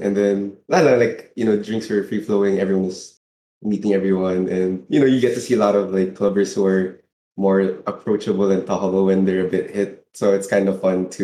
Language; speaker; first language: English; non-native, local second language; Filipino